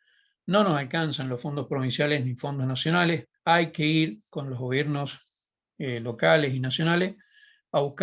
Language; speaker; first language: Spanish; native; Spanish